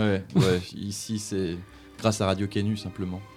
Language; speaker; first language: French; native; French